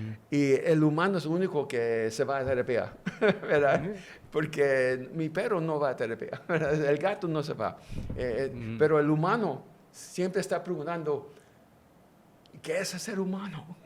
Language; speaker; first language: Spanish; early bilingual, heritage; English